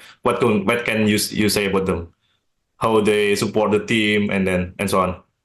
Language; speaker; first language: English; non-native, learner; Indonesian